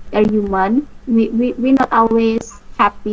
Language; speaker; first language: English; non-native, learner; Indonesian